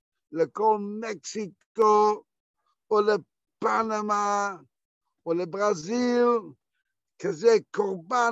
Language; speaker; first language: Hebrew; non-native, fluent; Yiddish